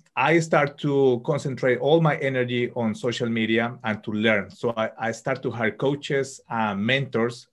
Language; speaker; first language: English; non-native, fluent; Spanish